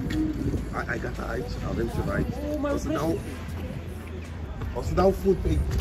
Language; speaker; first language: Romanian; non-native, learner; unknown